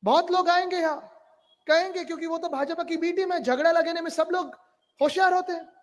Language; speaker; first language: Hindi; non-native, local second language; Marathi